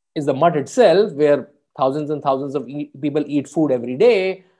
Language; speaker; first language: English; non-native, local second language; Hindi